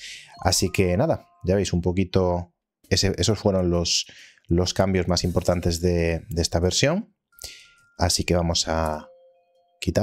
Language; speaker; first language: Spanish; native; Spanish